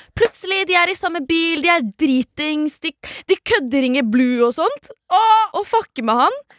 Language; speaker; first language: Norwegian; early bilingual, other home language; Kurdish